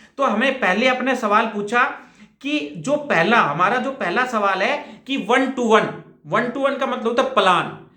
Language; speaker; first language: Hindi; native; Hindi